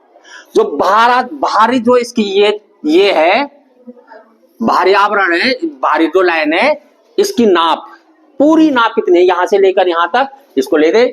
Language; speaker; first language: Hindi; native; Hindi